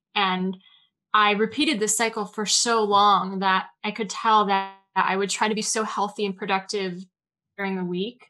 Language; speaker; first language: English; native; English